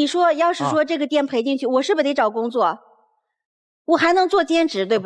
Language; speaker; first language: Chinese; native; Chinese